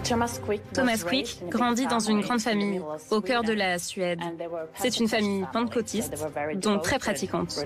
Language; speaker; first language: French; native; French